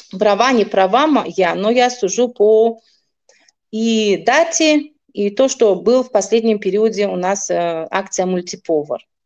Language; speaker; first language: Russian; non-native, local second language; Tajik